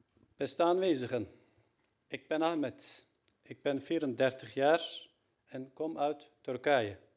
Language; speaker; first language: Dutch; non-native, fluent; Turkish